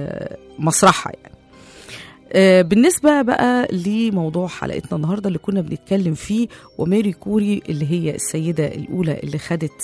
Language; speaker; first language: Arabic; native; Arabic